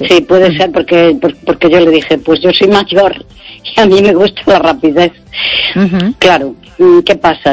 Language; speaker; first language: Spanish; native; Spanish